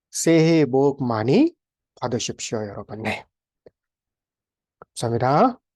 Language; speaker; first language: Korean; non-native, fluent; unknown